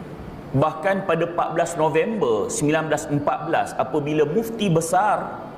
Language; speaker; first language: Malay; native; Malay